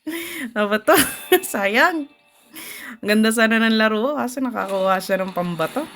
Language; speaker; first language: Filipino; native; Filipino